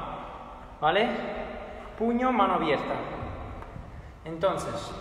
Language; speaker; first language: Spanish; non-native, fluent; Italian